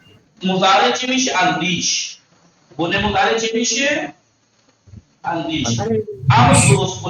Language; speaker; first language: Persian; non-native, fluent; Urdu